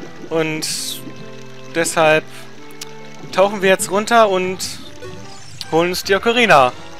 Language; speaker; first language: German; native; German